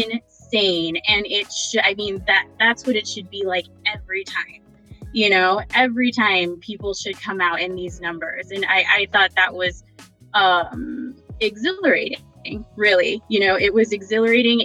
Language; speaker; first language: English; native; English